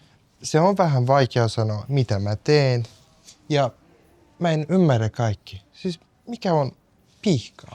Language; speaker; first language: Finnish; non-native, learner; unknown